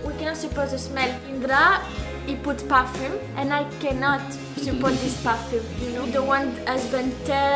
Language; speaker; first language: English; non-native, learner; French